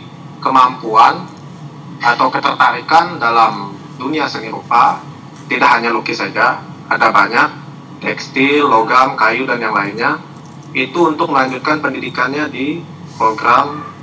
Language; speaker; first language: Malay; non-native, local second language; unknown